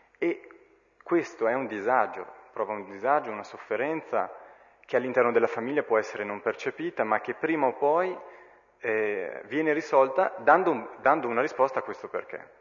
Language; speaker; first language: Italian; early bilingual, other home language; Arabic